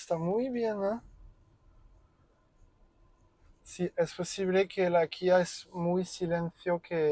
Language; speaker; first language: Spanish; non-native, learner; French